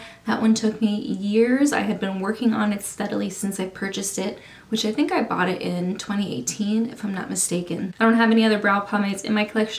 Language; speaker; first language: English; native; English